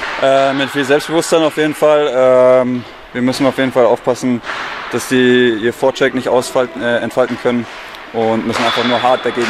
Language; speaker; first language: German; native; German